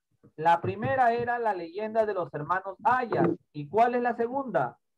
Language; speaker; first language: Spanish; native; Spanish